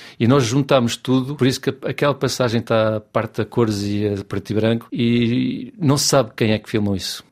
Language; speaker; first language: Portuguese; native; Portuguese